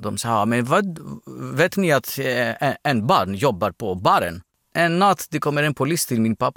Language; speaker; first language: Swedish; non-native, fluent; Greek